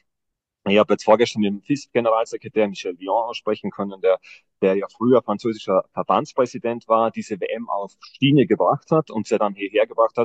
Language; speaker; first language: German; native; German